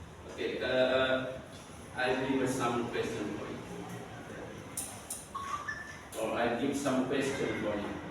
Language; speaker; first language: English; non-native, learner; Indonesian